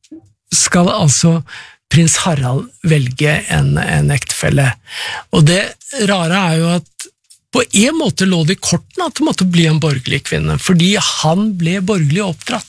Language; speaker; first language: Norwegian; native; Norwegian